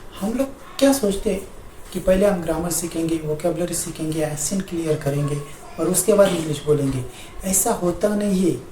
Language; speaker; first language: Hindi; non-native, local second language; Marathi